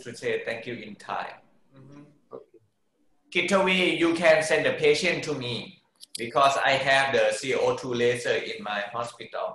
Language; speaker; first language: English; non-native, learner; Thai